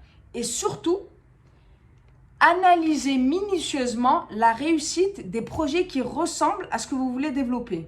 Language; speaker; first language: French; native; French